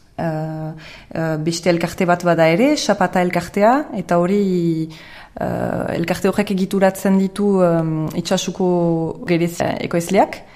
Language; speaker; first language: Basque; native; Basque